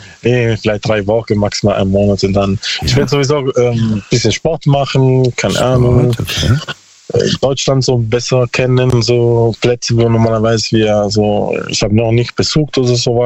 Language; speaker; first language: German; non-native, learner; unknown